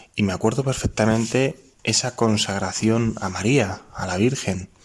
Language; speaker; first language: Spanish; native; Spanish